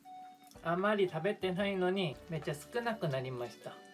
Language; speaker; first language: Japanese; non-native, fluent; Korean